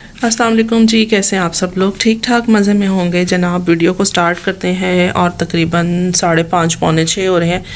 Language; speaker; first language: Urdu; non-native, local second language; Punjabi